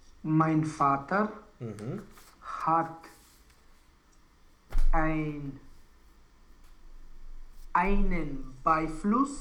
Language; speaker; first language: German; non-native, learner; Romanian